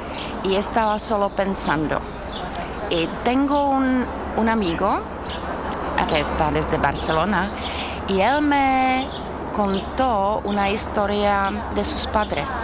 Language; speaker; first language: Spanish; non-native, fluent; Czech